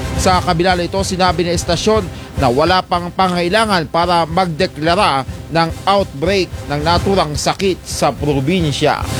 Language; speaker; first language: Filipino; non-native, local second language; Pampanga